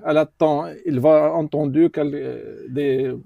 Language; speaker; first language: French; non-native, learner; Arabic